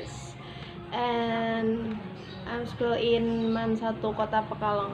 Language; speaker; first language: English; non-native, learner; Indonesian